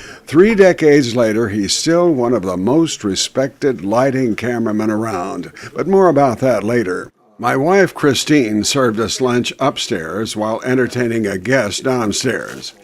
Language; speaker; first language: English; native; English